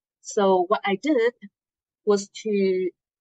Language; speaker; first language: English; non-native, fluent; Vietnamese